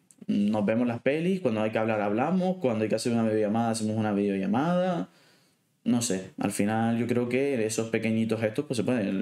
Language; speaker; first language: Spanish; native; Spanish